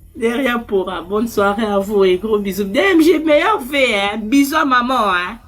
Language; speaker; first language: French; non-native, local second language; Lingala